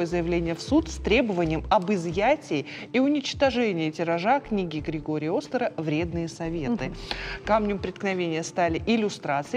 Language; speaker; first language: Russian; native; Russian